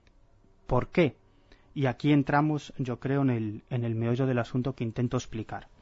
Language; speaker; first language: Spanish; native; Spanish